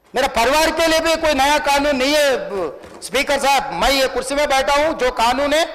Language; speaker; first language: Hindi; non-native, local second language; Telugu